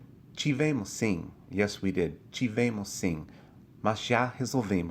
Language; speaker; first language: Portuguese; non-native, fluent; English